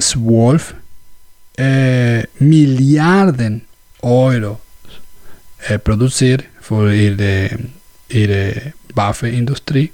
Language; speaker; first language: German; non-native, learner; Spanish